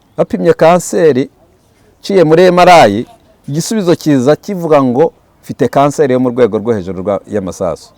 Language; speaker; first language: Kinyarwanda; early bilingual, heritage; Kinyarwanda